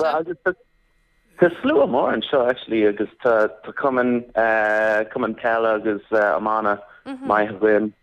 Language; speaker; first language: Irish; non-native, local second language; English